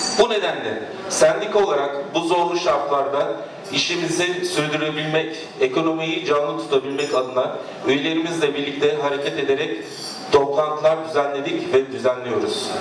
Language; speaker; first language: Turkish; native; Turkish